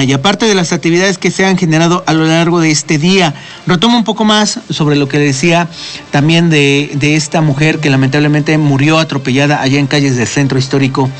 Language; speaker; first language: Spanish; native; Spanish